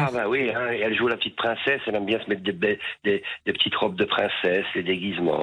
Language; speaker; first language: French; native; French